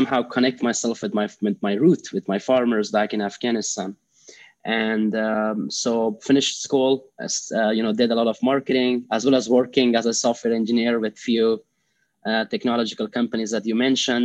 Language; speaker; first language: English; non-native, fluent; Persian